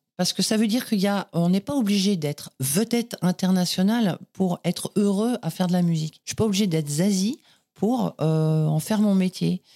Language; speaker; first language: French; native; French